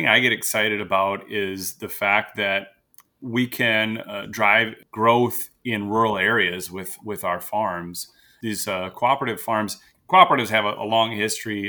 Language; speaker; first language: English; native; English